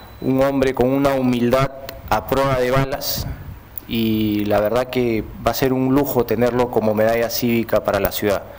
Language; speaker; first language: Spanish; native; Spanish